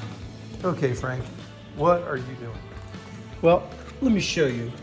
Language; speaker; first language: English; native; English